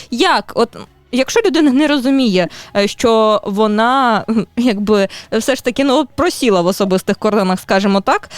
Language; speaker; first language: Ukrainian; native; Ukrainian